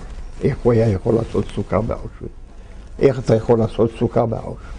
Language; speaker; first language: Hebrew; non-native, fluent; Yiddish